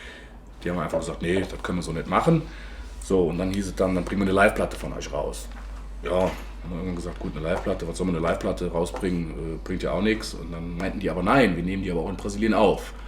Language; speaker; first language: German; native; German